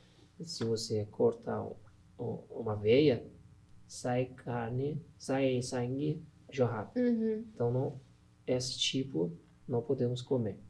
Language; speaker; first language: Portuguese; non-native, learner; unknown